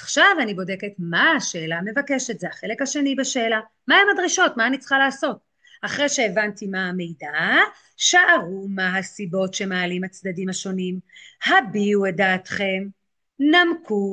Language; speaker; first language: Hebrew; native; Hebrew